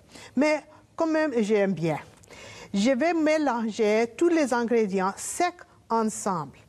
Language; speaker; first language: French; non-native, learner; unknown